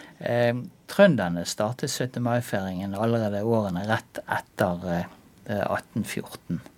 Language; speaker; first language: Norwegian; native; Norwegian